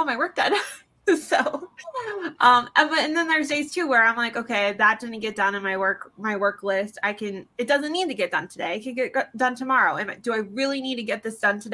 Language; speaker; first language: English; native; English